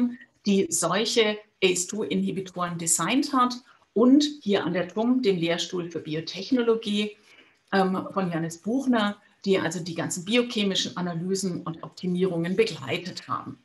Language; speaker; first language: German; native; German